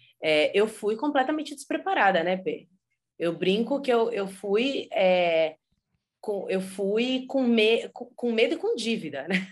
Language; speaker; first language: Portuguese; early bilingual, heritage; Portuguese